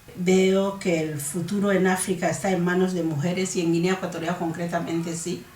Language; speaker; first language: Spanish; non-native, local second language; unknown